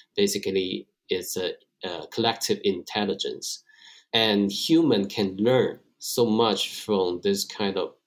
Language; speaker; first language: English; non-native, fluent; Chinese